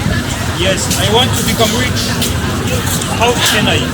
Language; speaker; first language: English; non-native, learner; French